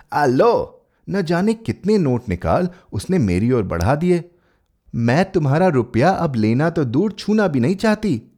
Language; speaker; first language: Hindi; native; Hindi